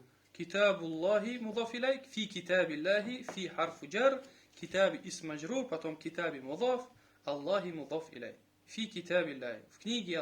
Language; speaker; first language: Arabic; non-native, fluent; Russian